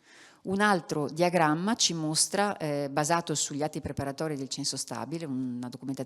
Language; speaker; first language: Italian; native; Italian